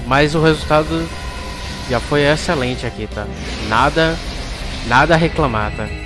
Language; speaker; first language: Portuguese; native; Portuguese